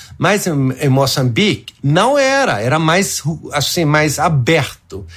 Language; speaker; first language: Portuguese; non-native, fluent; Swedish